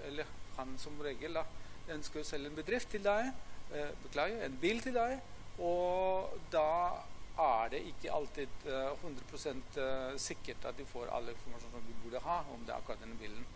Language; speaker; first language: Norwegian; non-native, fluent; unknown